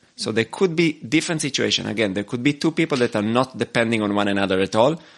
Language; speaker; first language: English; non-native, fluent; Hebrew